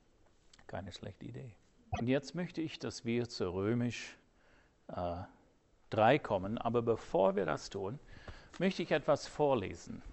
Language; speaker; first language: German; non-native, fluent; English